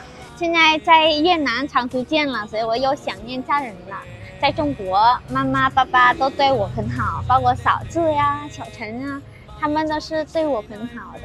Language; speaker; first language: Chinese; non-native, fluent; Vietnamese